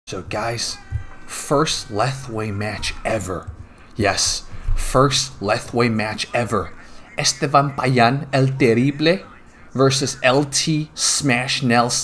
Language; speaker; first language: English; native; English